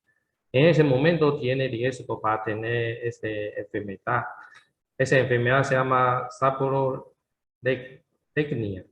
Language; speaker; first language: Spanish; non-native, learner; Chinese